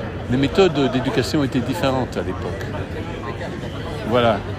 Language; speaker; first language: French; non-native, fluent; English